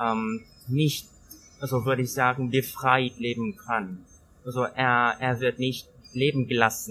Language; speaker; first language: German; non-native, learner; Thai